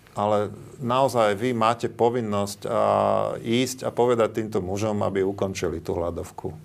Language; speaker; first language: Slovak; native; Slovak